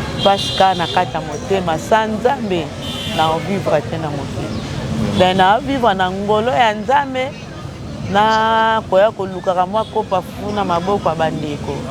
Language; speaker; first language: Lingala; non-native, local second language; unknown